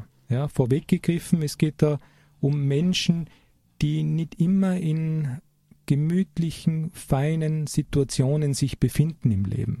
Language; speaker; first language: German; native; German